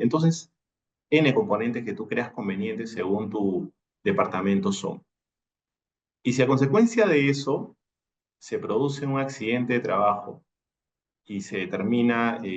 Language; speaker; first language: Spanish; native; Spanish